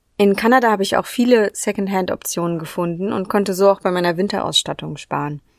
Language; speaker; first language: German; native; German